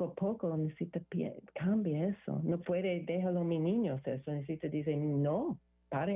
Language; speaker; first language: Spanish; non-native, learner; English